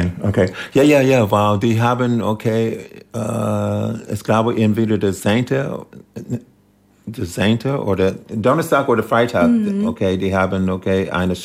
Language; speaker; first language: German; non-native, learner; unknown